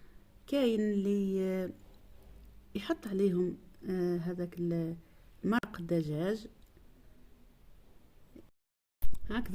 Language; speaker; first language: Arabic; native; Arabic